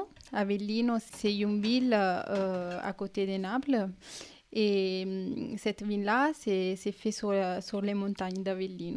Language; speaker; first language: French; non-native, fluent; Italian